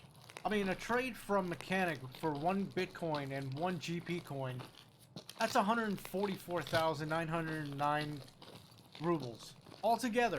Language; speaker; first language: English; native; English